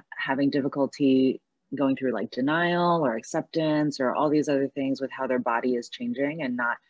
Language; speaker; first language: English; early bilingual, other home language; Chinese